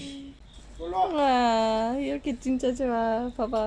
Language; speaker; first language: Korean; non-native, learner; Bulgarian